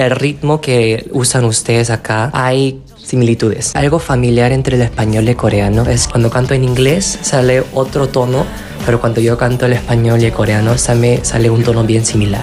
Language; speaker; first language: Spanish; non-native, fluent; Korean